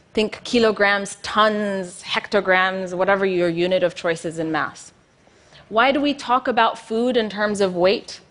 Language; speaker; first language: English; non-native, fluent; Amharic